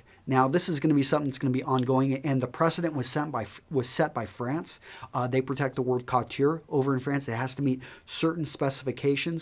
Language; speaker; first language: English; native; English